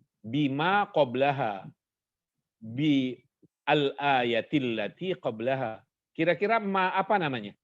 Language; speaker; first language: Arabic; non-native, fluent; Indonesian